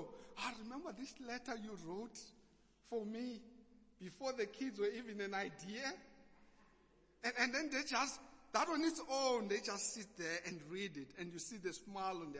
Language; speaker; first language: English; non-native, local second language; Xhosa